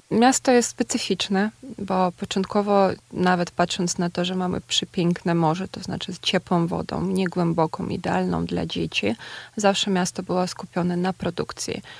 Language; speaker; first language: Polish; non-native, fluent; Ukrainian